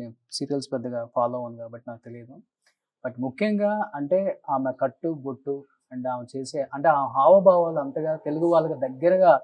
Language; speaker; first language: Telugu; native; Telugu